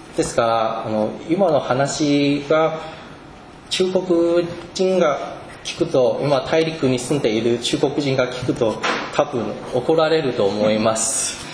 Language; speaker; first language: Japanese; non-native, fluent; Chinese